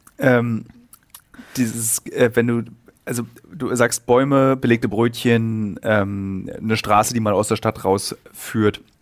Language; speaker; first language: German; native; German